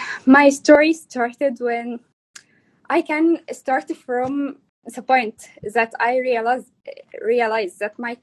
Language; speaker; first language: English; non-native, learner; Arabic